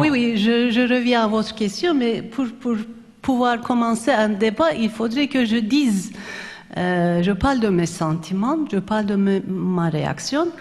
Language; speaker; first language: French; non-native, fluent; Turkish